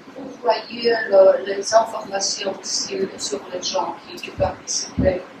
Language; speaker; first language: French; non-native, fluent; Polish